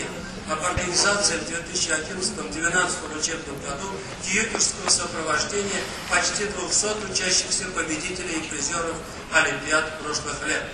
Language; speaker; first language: Russian; native; Russian